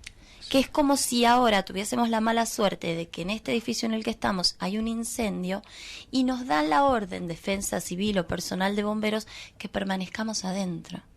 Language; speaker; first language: Spanish; native; Spanish